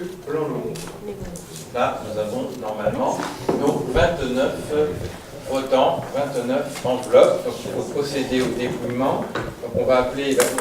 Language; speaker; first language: French; native; French